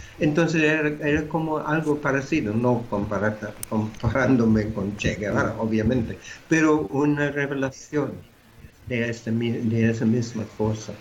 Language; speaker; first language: Spanish; non-native, fluent; English